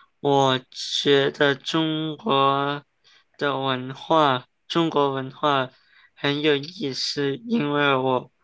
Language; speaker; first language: Chinese; non-native, learner; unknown